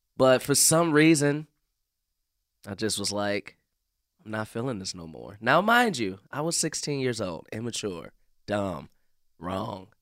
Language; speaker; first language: English; native; English